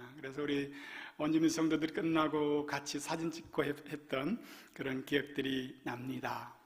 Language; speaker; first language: Korean; native; Korean